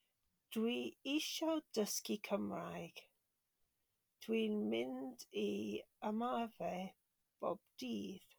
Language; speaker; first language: Welsh; non-native, learner; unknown